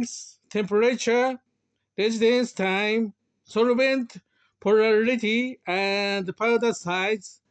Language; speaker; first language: English; non-native, learner; Japanese